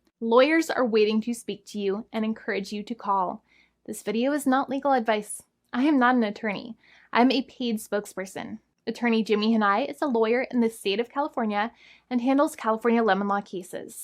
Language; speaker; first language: English; native; English